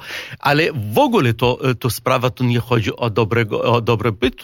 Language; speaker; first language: Polish; non-native, fluent; Arabic